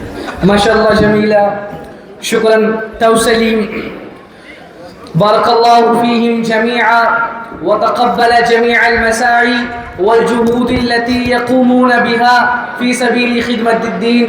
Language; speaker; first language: Arabic; non-native, learner; Urdu